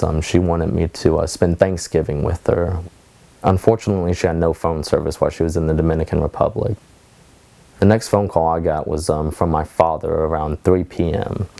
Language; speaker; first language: English; native; English